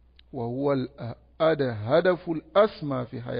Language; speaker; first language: Arabic; non-native, fluent; French